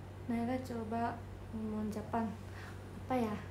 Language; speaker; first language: Indonesian; non-native, learner; Japanese